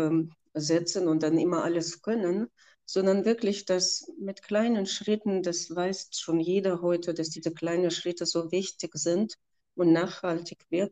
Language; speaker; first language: German; non-native, fluent; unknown